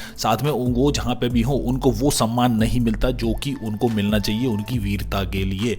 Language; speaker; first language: Hindi; native; Hindi